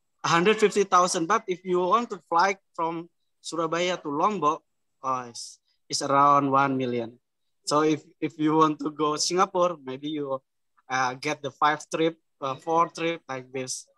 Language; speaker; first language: English; non-native, learner; Indonesian